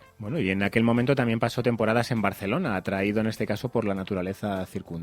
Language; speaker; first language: Spanish; native; Spanish